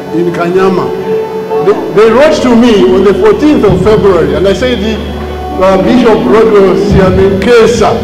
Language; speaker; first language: English; non-native, local second language; Bemba